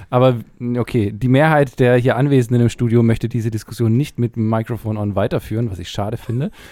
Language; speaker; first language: German; native; German